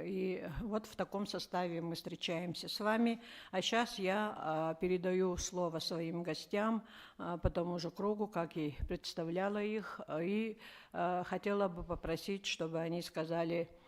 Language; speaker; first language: Russian; native; Russian